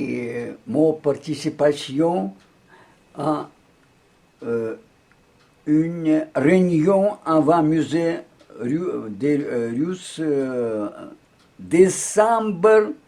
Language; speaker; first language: French; non-native, learner; Russian